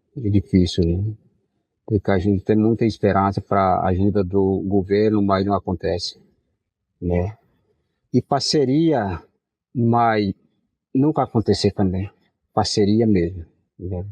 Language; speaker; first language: Portuguese; non-native, local second language; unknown